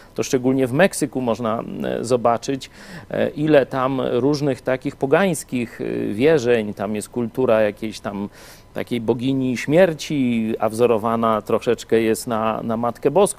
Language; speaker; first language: Polish; native; Polish